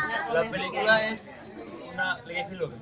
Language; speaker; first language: Spanish; non-native, learner; Indonesian